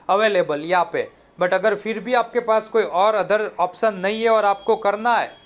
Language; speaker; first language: Hindi; non-native, local second language; Gujarati